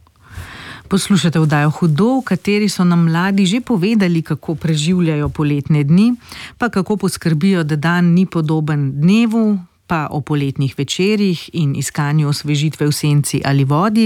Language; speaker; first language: Slovenian; native; Slovenian